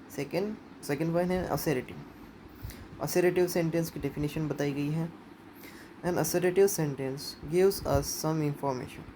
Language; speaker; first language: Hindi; non-native, local second language; Marathi